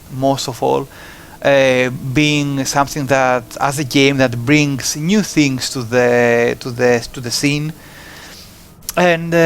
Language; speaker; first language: English; non-native, fluent; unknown